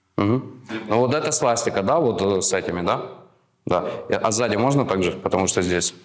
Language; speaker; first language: Russian; non-native, local second language; Ukrainian